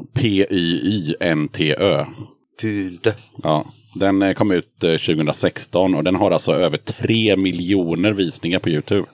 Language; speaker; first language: Swedish; native; Swedish